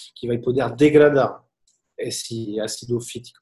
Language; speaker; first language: Portuguese; non-native, learner; French